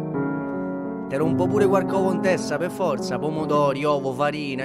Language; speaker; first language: Italian; native; Italian